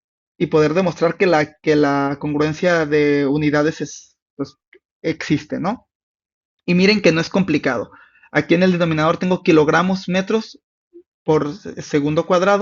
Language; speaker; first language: Spanish; native; Spanish